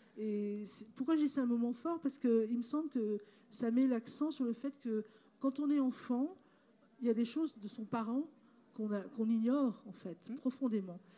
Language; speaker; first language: French; native; French